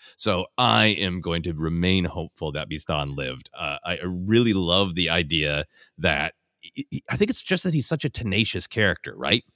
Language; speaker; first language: English; native; English